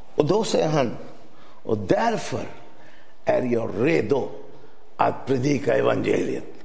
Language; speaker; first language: Swedish; non-native, fluent; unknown